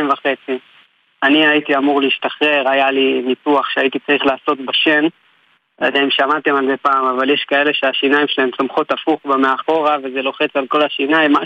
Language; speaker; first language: Hebrew; native; Hebrew